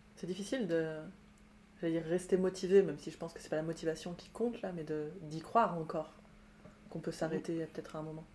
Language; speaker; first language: French; native; French